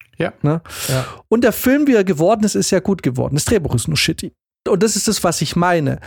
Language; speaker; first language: German; early bilingual, other home language; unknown